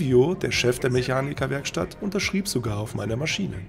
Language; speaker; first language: German; native; German